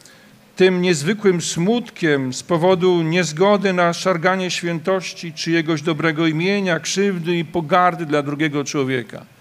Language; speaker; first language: Polish; native; Polish